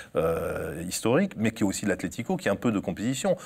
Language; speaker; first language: French; native; French